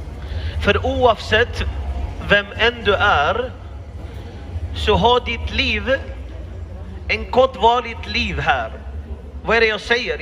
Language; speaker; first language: Swedish; non-native, fluent; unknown